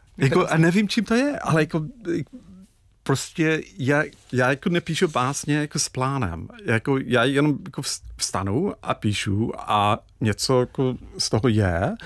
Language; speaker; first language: Czech; non-native, fluent; English